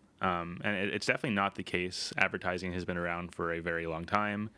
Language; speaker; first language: English; native; English